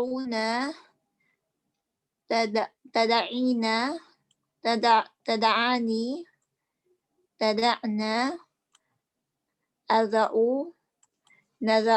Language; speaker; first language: Arabic; non-native, learner; Filipino